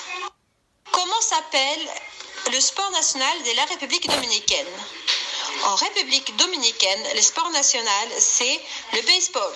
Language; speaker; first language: French; non-native, learner; Swedish